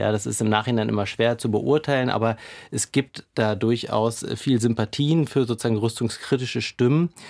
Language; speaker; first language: German; native; German